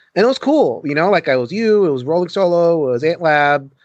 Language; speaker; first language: English; native; English